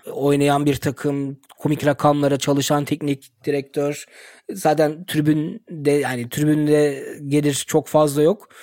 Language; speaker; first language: Turkish; early bilingual, heritage; Turkish